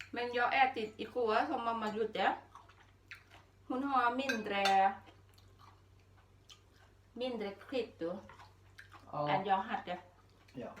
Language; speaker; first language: Swedish; non-native, learner; Thai